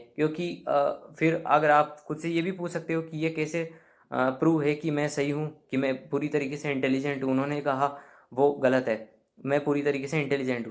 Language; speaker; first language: Hindi; native; Hindi